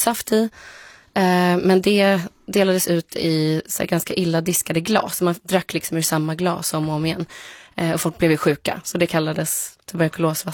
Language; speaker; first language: Swedish; early bilingual, other home language; Polish